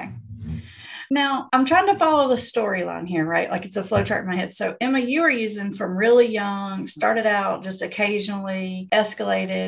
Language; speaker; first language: English; native; English